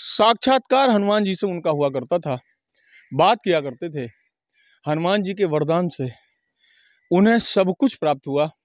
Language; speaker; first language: Hindi; native; Hindi